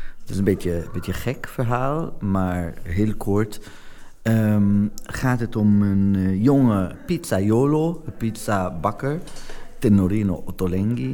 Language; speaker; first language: Dutch; non-native, fluent; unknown